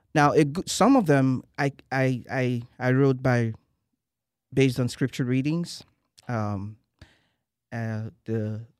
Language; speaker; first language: English; non-native, local second language; Igbo